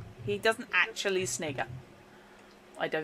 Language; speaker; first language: English; native; English